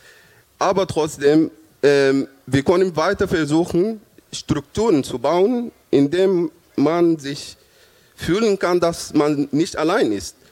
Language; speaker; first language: German; non-native, fluent; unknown